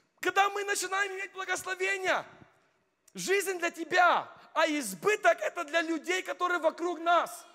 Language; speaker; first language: Russian; non-native, fluent; English